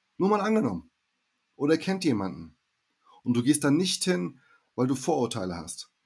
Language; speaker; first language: German; early bilingual, heritage; German